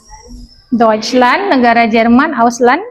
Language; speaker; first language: German; non-native, learner; Indonesian